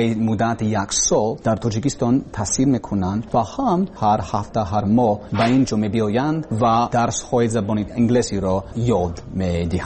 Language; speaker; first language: Persian; non-native, learner; English